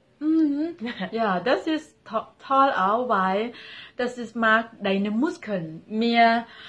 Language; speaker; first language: German; non-native, learner; Thai